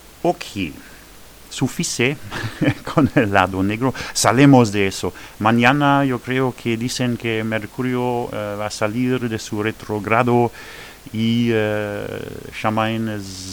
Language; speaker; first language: Spanish; non-native, fluent; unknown